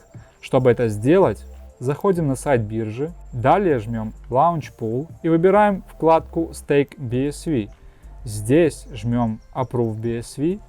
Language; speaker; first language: Russian; native; Russian